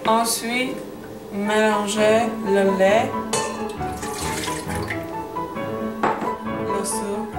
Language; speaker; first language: French; non-native, learner; English